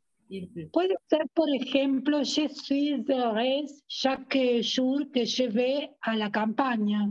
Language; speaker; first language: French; non-native, learner; Spanish